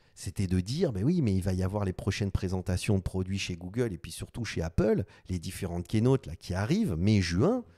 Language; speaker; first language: French; native; French